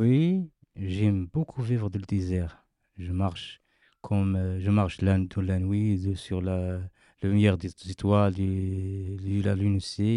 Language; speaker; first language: French; non-native, learner; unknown